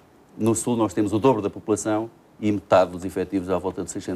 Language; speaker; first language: Portuguese; native; Portuguese